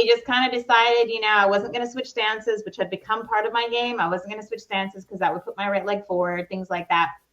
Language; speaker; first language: English; native; English